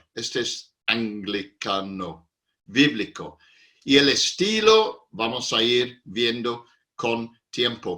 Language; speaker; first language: Spanish; non-native, fluent; English